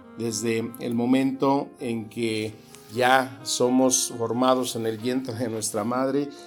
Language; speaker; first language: Spanish; native; Spanish